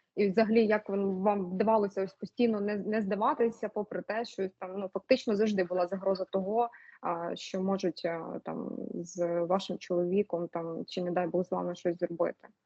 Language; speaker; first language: Ukrainian; native; Ukrainian